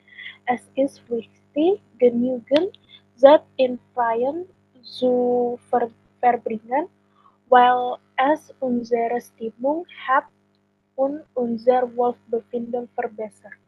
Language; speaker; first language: German; non-native, learner; Indonesian